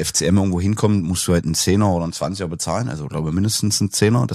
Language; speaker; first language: German; native; German